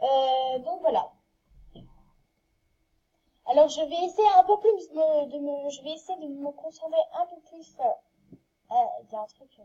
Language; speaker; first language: French; native; French